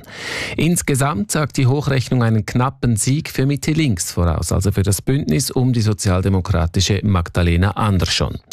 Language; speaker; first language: German; native; German